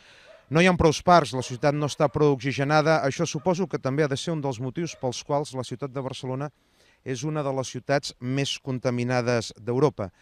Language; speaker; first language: Catalan; native; Catalan